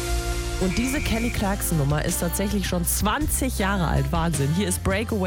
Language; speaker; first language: German; native; German